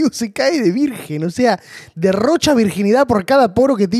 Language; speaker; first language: Spanish; native; Spanish